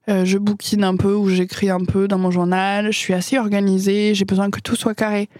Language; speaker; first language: French; non-native, fluent; English